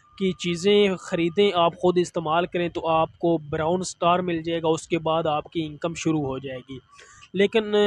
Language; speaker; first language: Urdu; non-native, local second language; Punjabi